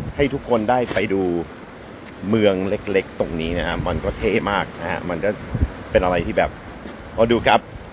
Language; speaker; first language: Thai; non-native, fluent; English